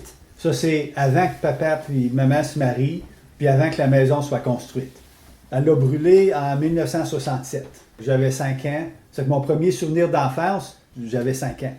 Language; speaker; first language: French; native; French